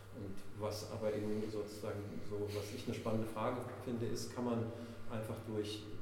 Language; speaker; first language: German; native; German